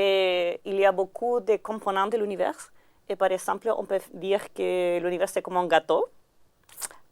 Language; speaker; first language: French; non-native, learner; Spanish